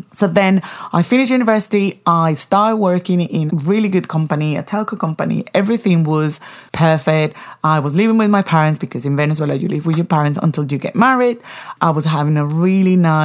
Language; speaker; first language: English; non-native, fluent; Spanish